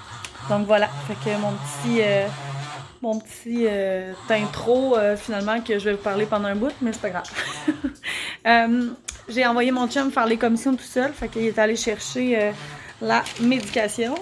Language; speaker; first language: French; native; French